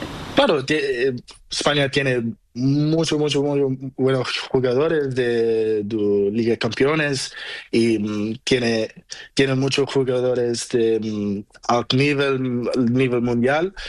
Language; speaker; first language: Spanish; non-native, learner; Portuguese